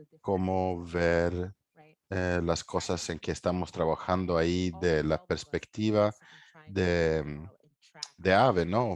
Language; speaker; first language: Spanish; non-native, fluent; English